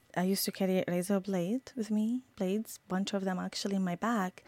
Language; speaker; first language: English; non-native, fluent; Arabic